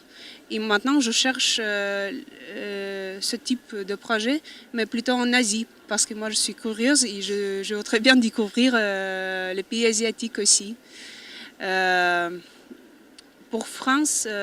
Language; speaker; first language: French; non-native, fluent; Russian